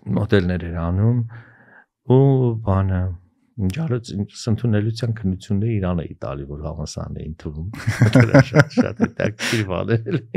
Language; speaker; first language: Armenian; native; Armenian